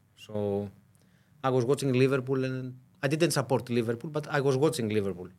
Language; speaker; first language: English; non-native, fluent; Greek